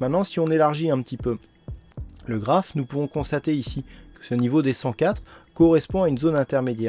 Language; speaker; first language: French; native; French